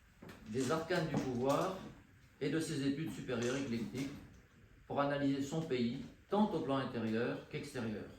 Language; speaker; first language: French; native; French